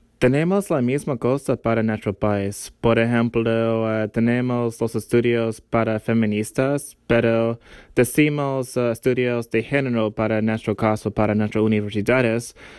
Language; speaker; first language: Spanish; non-native, learner; English